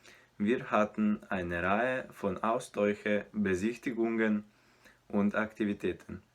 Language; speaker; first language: German; non-native, learner; Slovenian